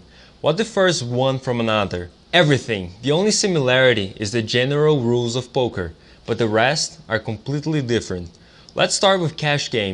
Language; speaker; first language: English; non-native, fluent; Portuguese